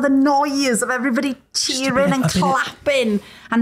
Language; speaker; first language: English; native; English